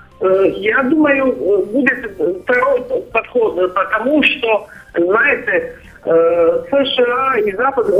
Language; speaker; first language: Russian; non-native, learner; Serbian